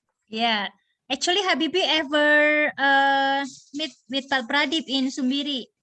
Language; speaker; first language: English; non-native, learner; Indonesian